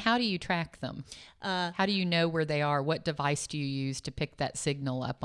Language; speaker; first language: English; native; English